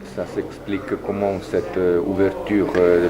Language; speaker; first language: French; non-native, fluent; Italian